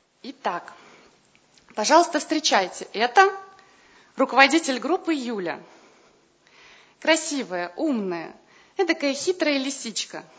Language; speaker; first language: Russian; native; Russian